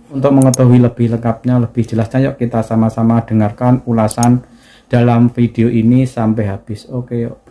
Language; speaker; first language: Indonesian; native; Indonesian